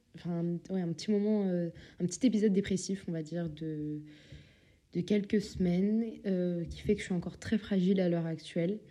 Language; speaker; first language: French; native; French